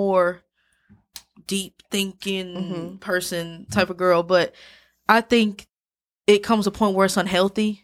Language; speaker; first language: English; native; English